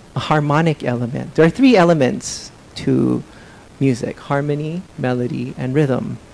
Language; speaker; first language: English; native; English